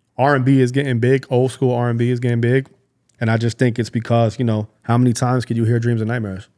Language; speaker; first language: English; early bilingual, other home language; Hebrew